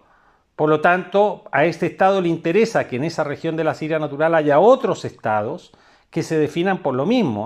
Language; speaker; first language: Spanish; native; Spanish